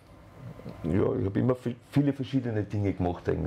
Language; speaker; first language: German; native; German